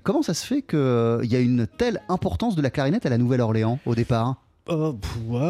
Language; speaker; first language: French; native; French